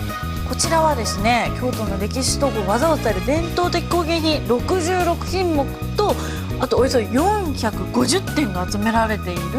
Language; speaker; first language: Japanese; native; Japanese